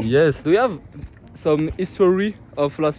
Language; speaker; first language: English; non-native, learner; French